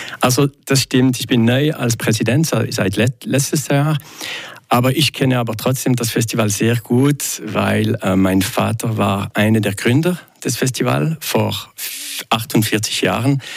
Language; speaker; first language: German; non-native, local second language; French